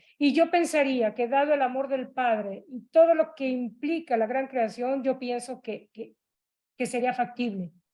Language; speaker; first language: Spanish; native; Spanish